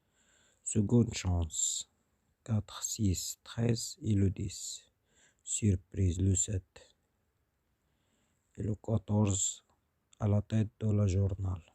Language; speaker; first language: French; non-native, learner; Arabic